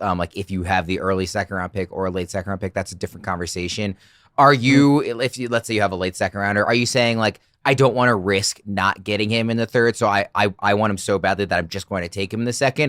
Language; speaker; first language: English; native; English